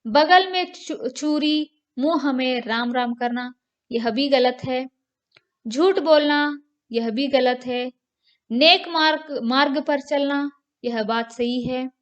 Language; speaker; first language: Hindi; non-native, local second language; Kannada